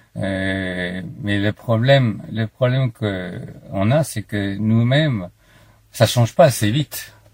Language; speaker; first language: French; native; French